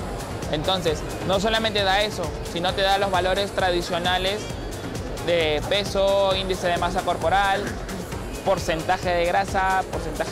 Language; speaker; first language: Spanish; native; Spanish